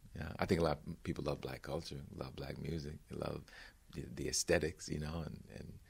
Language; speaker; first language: English; native; English